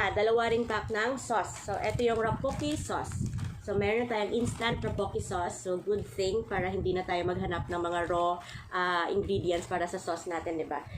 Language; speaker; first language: Filipino; native; Filipino